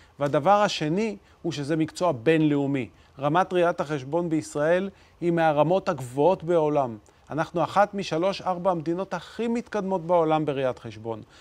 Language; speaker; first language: Hebrew; native; Hebrew